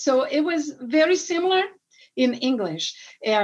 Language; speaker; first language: English; non-native, fluent; Portuguese